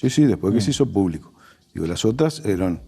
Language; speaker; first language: Spanish; native; Spanish